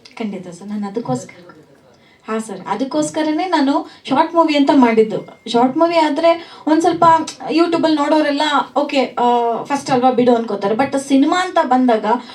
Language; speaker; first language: Kannada; native; Kannada